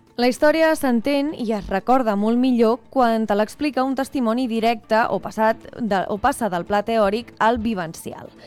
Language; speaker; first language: Catalan; native; Catalan